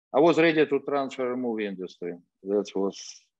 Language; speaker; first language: English; non-native, fluent; Russian